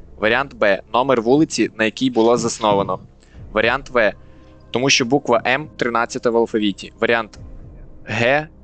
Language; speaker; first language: Ukrainian; native; Ukrainian